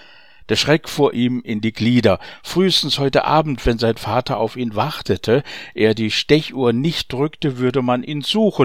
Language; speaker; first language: German; native; German